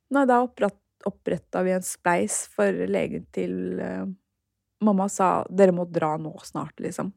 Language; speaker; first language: Norwegian; early bilingual, other home language; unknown